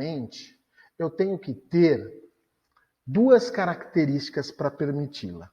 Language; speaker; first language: Portuguese; native; Portuguese